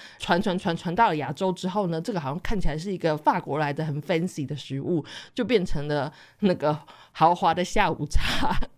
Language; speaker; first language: Chinese; native; Chinese